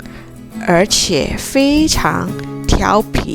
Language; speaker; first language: Chinese; non-native, fluent; Burmese